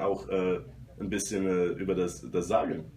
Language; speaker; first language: German; non-native, learner; Portuguese